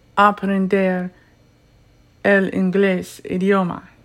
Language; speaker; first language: Spanish; non-native, learner; English